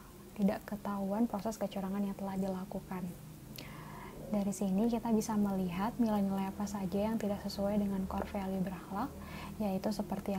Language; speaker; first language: Indonesian; native; Indonesian